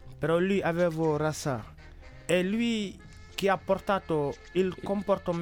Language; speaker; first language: Italian; non-native, learner; Wolof